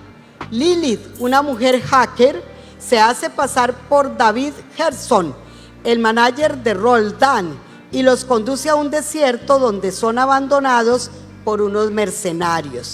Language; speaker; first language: Spanish; native; Spanish